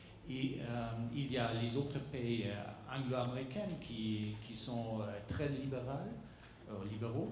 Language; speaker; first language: French; non-native, fluent; German